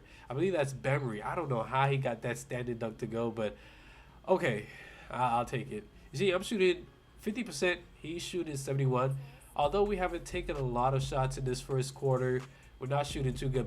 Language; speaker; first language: English; native; English